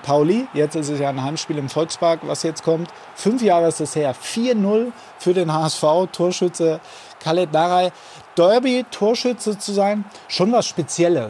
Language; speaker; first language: German; native; German